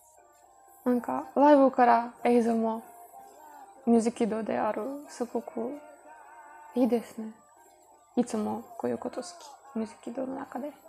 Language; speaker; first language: Japanese; non-native, learner; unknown